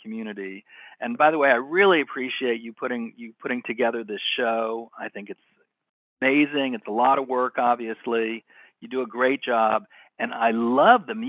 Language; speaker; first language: English; native; English